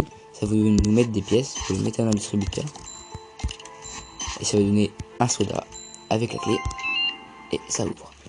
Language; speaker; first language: French; native; French